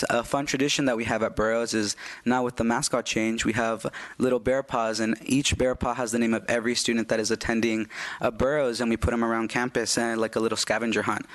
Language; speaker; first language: English; early bilingual, other home language; Spanish